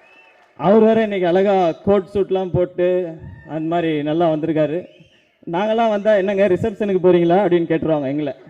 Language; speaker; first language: Tamil; native; Tamil